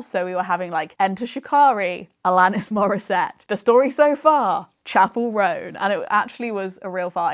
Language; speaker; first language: English; native; English